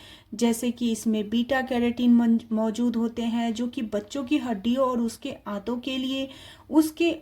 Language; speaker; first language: Hindi; native; Hindi